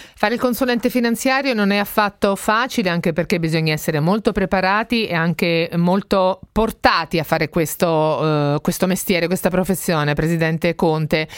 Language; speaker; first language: Italian; native; Italian